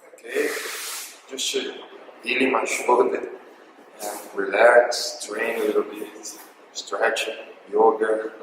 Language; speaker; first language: English; non-native, learner; Portuguese